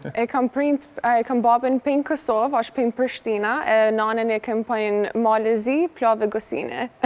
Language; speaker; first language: Albanian; early bilingual, heritage; Albanian